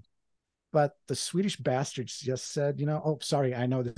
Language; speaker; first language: English; non-native, fluent; Swedish